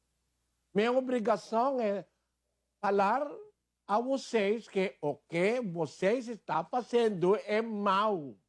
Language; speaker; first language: Portuguese; non-native, learner; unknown